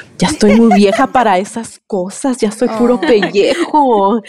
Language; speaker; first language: Spanish; early bilingual, heritage; Spanish